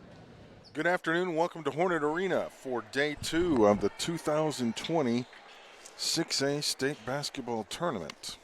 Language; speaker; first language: English; native; English